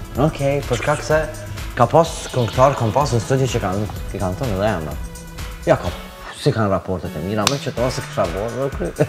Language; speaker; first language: Albanian; native; Albanian